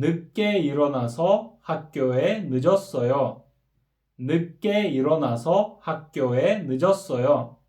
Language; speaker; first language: Korean; non-native, fluent; Kyrgyz